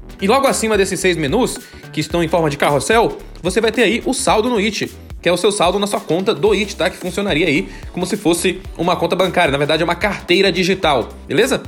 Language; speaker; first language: Portuguese; native; Portuguese